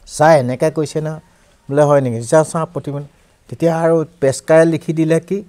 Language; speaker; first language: Assamese; non-native, local second language; Mising